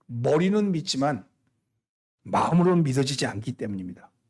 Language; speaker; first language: Korean; native; Korean